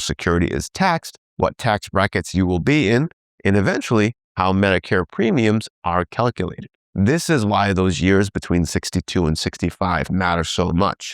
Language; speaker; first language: English; native; English